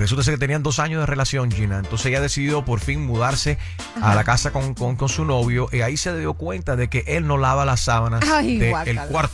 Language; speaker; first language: Spanish; native; Spanish